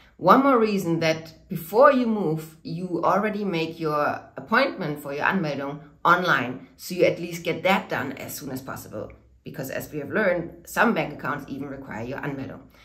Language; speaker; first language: English; non-native, fluent; German